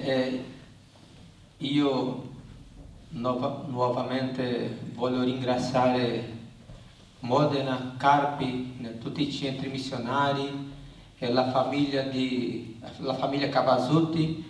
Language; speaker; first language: Italian; non-native, learner; Portuguese